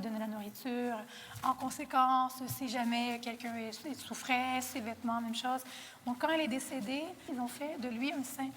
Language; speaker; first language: French; non-native, fluent; Portuguese